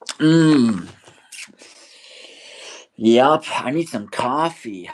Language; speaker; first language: English; native; English